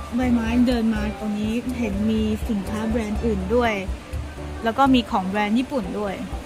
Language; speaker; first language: Thai; non-native, fluent; Chinese